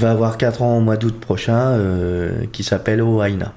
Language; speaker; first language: French; early bilingual, other home language; Portuguese